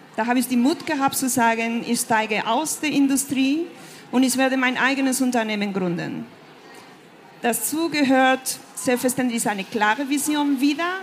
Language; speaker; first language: German; non-native, fluent; Spanish